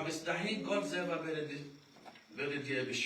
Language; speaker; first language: German; non-native, learner; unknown